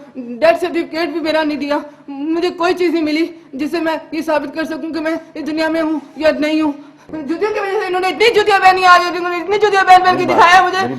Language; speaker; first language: Urdu; early bilingual, heritage; Urdu